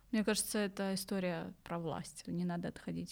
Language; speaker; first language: Russian; native; Russian